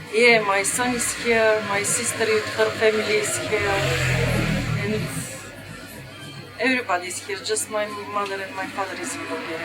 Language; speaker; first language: English; non-native, learner; Bulgarian